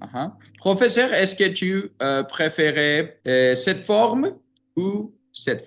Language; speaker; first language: French; non-native, learner; Greek